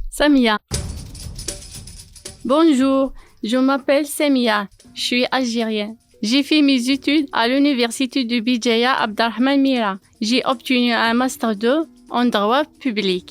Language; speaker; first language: French; non-native, learner; Kabyle